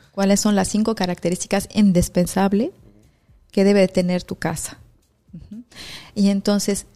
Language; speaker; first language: Spanish; non-native, fluent; Arabic